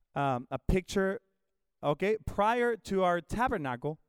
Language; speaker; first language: English; non-native, fluent; Spanish